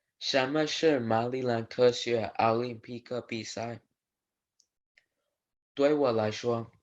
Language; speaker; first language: Chinese; non-native, learner; English